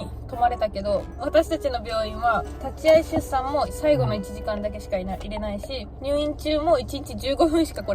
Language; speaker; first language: Japanese; native; Japanese